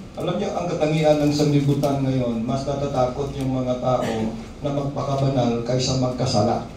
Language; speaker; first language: Filipino; non-native, local second language; Hiligaynon